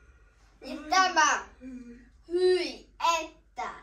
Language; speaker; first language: Finnish; early bilingual, other home language; Kinyarwanda